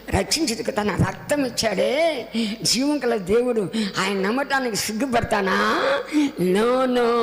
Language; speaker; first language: Telugu; non-native, local second language; Tamil